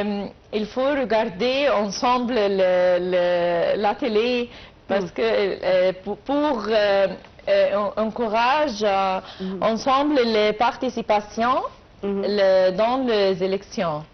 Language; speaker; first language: French; non-native, learner; Arabic